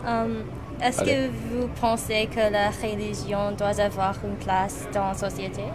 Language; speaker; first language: French; non-native, learner; English